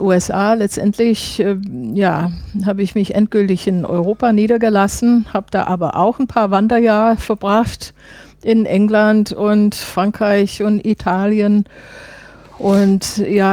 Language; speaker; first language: German; non-native, fluent; English